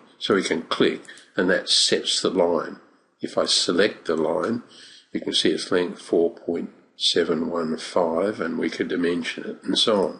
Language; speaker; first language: English; native; English